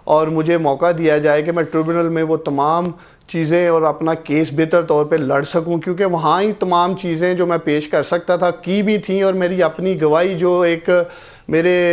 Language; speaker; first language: Urdu; non-native, local second language; Punjabi